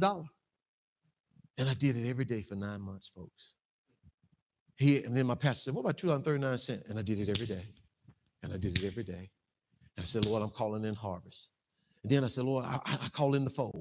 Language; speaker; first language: English; native; English